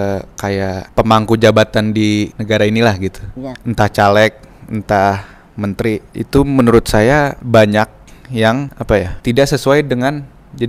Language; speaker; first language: Indonesian; native; Indonesian